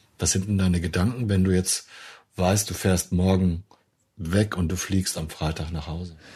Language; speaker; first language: German; native; German